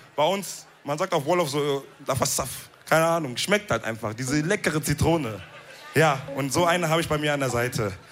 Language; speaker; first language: German; early bilingual, other home language; Wolof